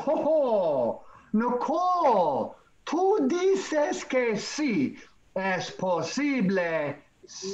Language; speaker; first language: Spanish; non-native, fluent; English